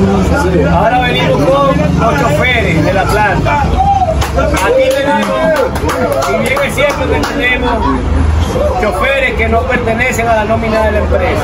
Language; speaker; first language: Spanish; native; Spanish